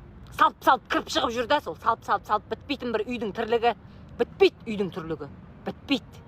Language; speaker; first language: Kazakh; native; Kazakh